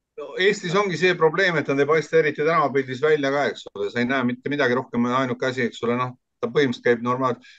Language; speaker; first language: Estonian; native; Estonian